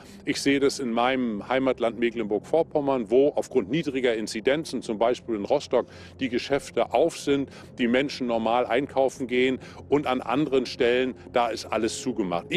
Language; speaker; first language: German; native; German